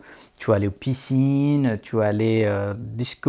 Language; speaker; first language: French; non-native, fluent; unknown